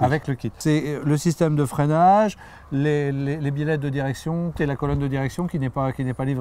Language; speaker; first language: French; native; French